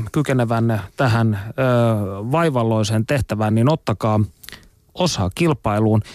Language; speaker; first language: Finnish; native; Finnish